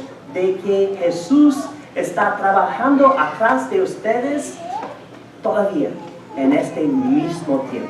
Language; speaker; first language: Spanish; non-native, fluent; English